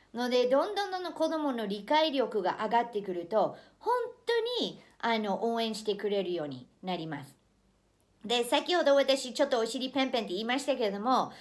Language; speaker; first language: Japanese; non-native, fluent; English